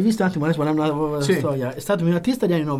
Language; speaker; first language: Italian; native; Italian